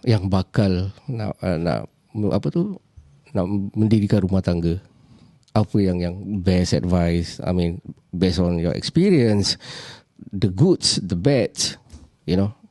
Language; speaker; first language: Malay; native; Malay